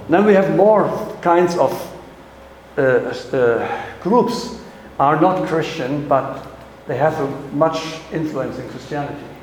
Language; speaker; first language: English; non-native, fluent; German